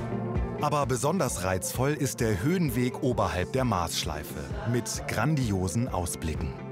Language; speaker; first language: German; native; German